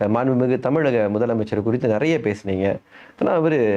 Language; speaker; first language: Tamil; native; Tamil